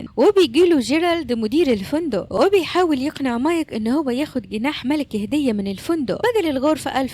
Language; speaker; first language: Arabic; native; Arabic